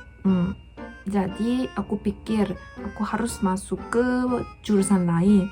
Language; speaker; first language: Indonesian; non-native, fluent; Korean